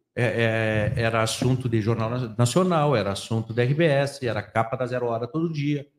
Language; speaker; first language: Portuguese; native; Portuguese